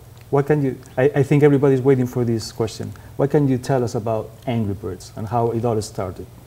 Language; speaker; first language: English; non-native, fluent; Spanish